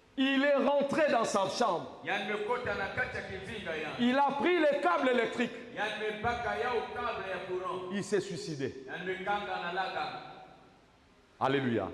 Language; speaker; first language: French; non-native, local second language; Lingala